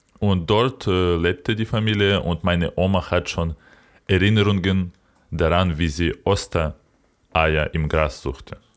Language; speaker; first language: German; non-native, fluent; Ukrainian